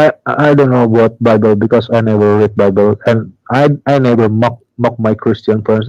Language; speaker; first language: English; non-native, learner; Indonesian